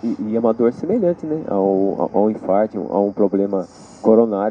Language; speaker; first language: Portuguese; native; Portuguese